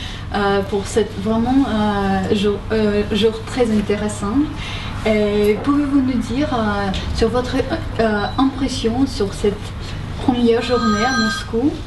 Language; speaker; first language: French; non-native, learner; Russian